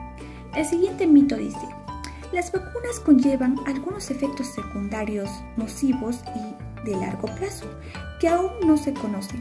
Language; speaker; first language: Spanish; native; Spanish